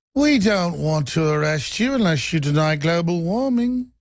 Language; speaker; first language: English; native; English